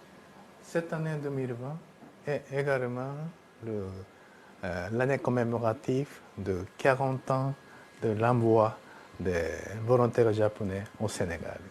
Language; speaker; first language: French; non-native, fluent; Japanese